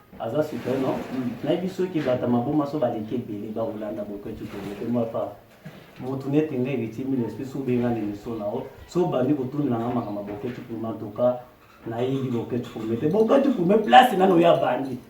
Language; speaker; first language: Lingala; native; Lingala